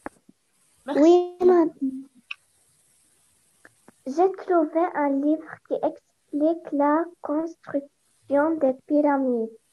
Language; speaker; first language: French; non-native, learner; Arabic